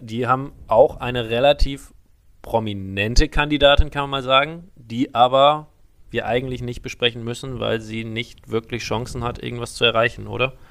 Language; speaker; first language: German; native; German